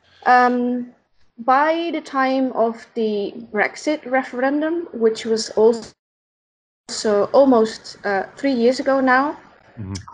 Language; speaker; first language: English; non-native, fluent; Dutch